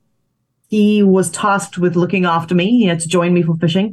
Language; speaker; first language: English; native; English